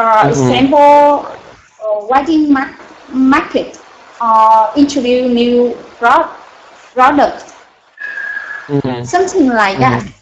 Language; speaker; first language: English; non-native, learner; Vietnamese